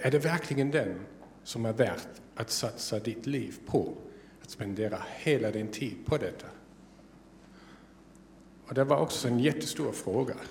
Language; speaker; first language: Swedish; non-native, fluent; German